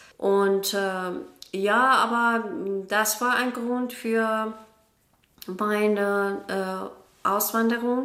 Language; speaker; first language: German; non-native, learner; Persian